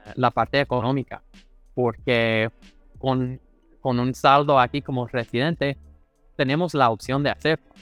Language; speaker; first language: Spanish; non-native, fluent; English